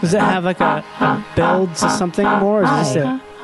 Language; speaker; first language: English; native; English